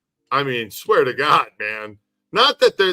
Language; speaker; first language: English; native; English